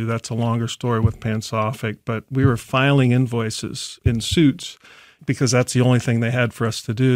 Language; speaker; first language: English; native; English